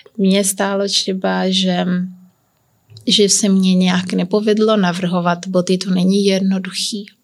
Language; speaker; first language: Czech; non-native, learner; Kabuverdianu